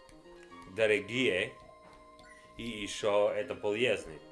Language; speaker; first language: Russian; non-native, learner; English